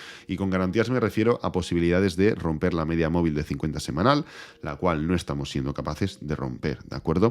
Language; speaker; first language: Spanish; native; Spanish